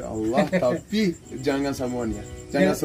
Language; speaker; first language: Indonesian; non-native, learner; Kurdish